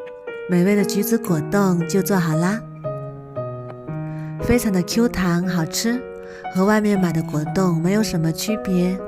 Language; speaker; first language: Chinese; native; Chinese